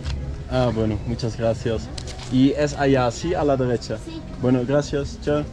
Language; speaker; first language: Spanish; non-native, learner; Dutch